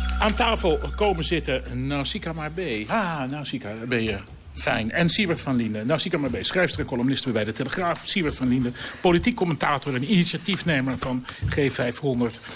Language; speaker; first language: Dutch; native; Dutch